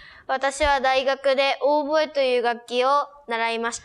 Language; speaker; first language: Japanese; early bilingual, other home language; Korean